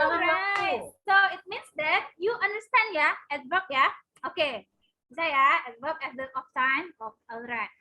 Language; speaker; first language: English; non-native, learner; Indonesian